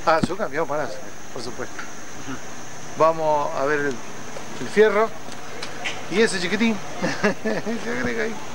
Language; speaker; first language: Spanish; native; Spanish